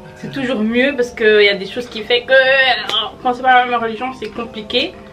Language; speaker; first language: French; early bilingual, other home language; Fula